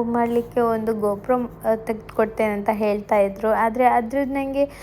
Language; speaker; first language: Kannada; non-native, local second language; Tulu